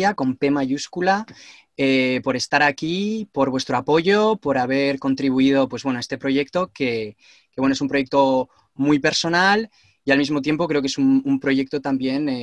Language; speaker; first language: Spanish; native; Spanish